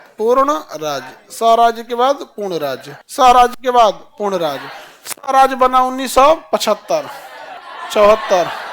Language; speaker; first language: Hindi; native; Hindi